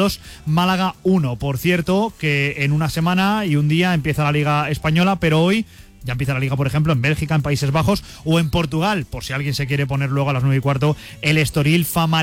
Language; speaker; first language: Spanish; native; Spanish